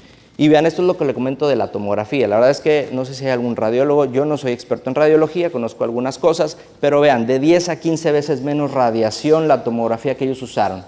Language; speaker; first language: Spanish; native; Spanish